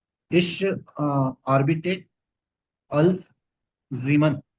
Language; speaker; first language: German; non-native, learner; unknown